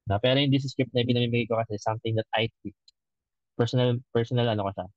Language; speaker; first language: Filipino; native; Filipino